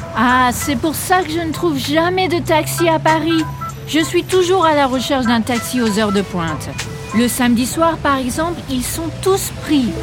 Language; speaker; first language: French; native; French